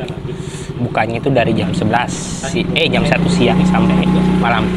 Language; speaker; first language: Indonesian; native; Indonesian